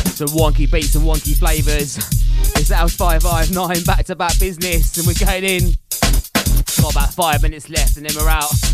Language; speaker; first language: English; native; English